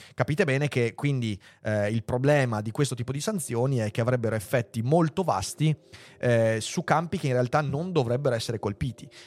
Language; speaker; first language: Italian; native; Italian